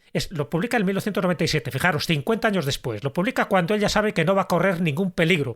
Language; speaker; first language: Spanish; native; Spanish